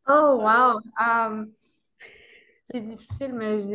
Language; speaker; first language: French; non-native, local second language; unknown